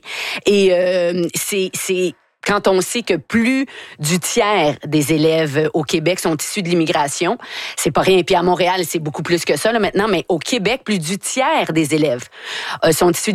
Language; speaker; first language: French; native; French